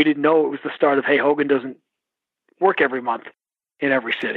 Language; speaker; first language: English; native; English